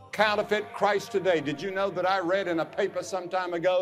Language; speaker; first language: English; native; English